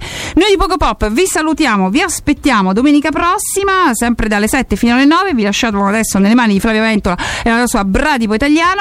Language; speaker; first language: Italian; native; Italian